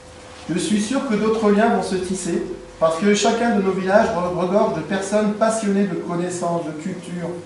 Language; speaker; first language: French; native; French